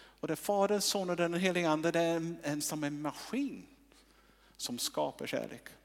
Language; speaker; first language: Swedish; non-native, fluent; English